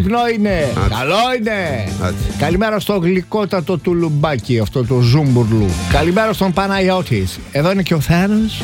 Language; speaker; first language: Greek; native; Greek